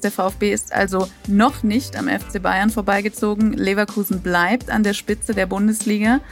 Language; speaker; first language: German; native; German